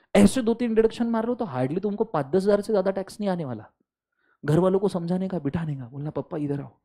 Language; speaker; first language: Hindi; non-native, local second language; Marathi